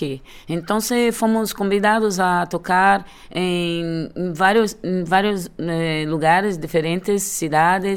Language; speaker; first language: Spanish; non-native, learner; Portuguese